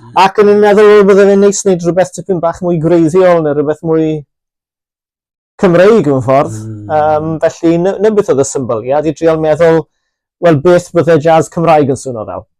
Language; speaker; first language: Welsh; native; Welsh